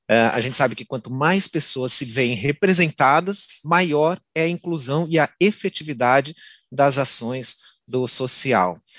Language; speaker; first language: Portuguese; native; Portuguese